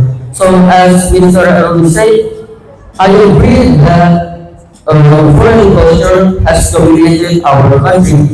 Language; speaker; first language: English; non-native, fluent; Indonesian